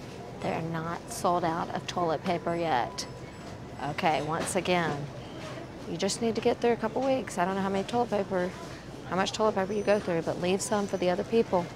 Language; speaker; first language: English; native; English